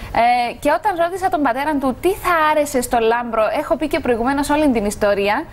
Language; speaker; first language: Greek; native; Greek